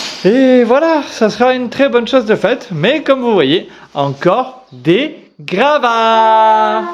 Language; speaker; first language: French; native; French